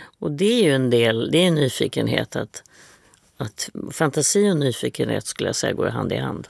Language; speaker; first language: Swedish; native; Swedish